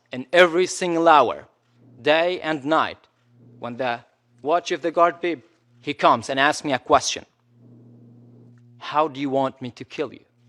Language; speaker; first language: English; non-native, local second language; Arabic